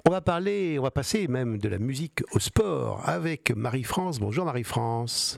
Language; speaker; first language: French; native; French